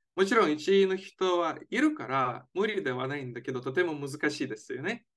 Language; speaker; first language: Japanese; non-native, fluent; Latvian